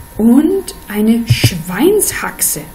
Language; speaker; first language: German; non-native, fluent; Danish